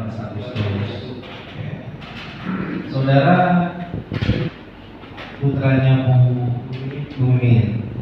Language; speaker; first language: Indonesian; native; Indonesian